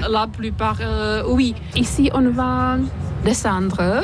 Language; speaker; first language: French; non-native, fluent; Czech